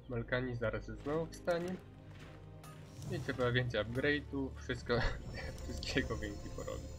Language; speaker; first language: Polish; native; Polish